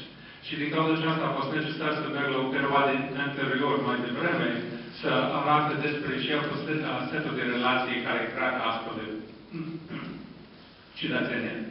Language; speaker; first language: Romanian; non-native, fluent; English